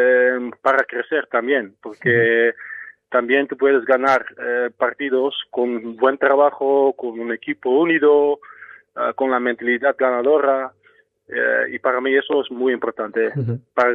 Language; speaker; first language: Spanish; non-native, fluent; Dutch